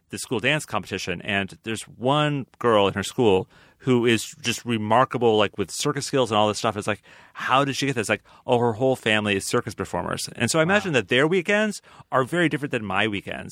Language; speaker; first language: English; native; English